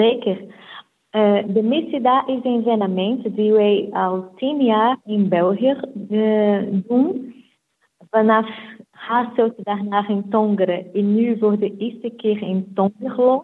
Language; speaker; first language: Dutch; non-native, fluent; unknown